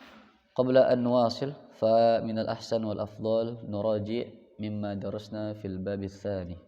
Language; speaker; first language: Arabic; non-native, fluent; Indonesian